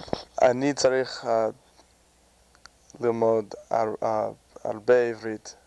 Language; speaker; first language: Hebrew; non-native, learner; English